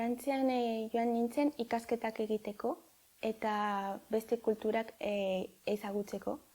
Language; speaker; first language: Basque; non-native, local second language; Spanish